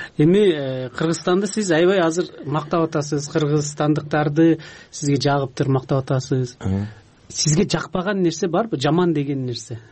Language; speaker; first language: Kyrgyz; native; Kyrgyz